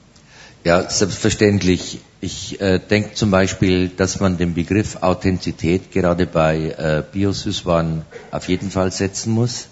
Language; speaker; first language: German; native; German